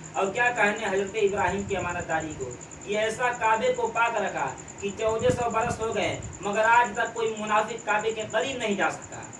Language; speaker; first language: Urdu; native; Urdu